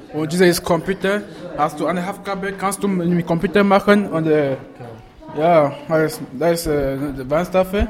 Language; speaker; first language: German; non-native, learner; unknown